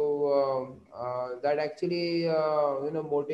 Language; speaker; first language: English; non-native, local second language; Marathi